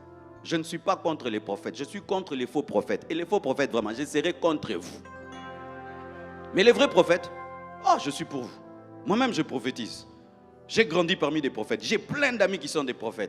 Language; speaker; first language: French; non-native, local second language; Lingala